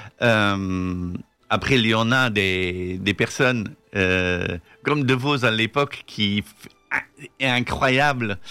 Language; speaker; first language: French; non-native, local second language; Dutch